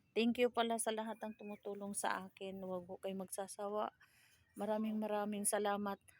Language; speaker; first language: Filipino; non-native, local second language; Cebuano